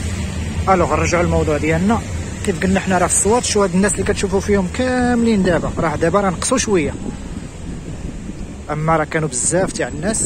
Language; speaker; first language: Arabic; native; Arabic